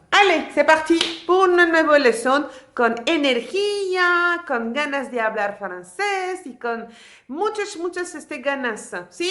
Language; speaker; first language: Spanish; non-native, fluent; French